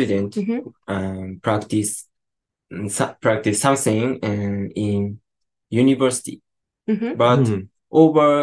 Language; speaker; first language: English; non-native, learner; Japanese